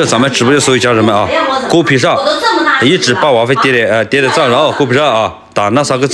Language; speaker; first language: Chinese; native; Chinese